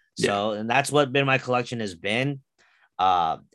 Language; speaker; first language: English; early bilingual, other home language; Filipino